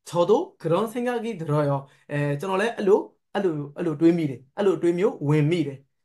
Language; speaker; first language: Korean; non-native, fluent; Burmese